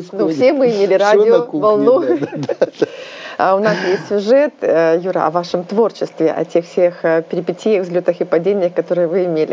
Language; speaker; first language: Russian; native; Russian